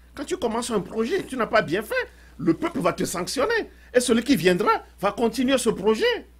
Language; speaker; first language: French; non-native, local second language; Ewe